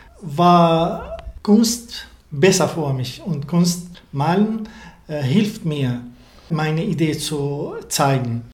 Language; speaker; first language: German; non-native, learner; Arabic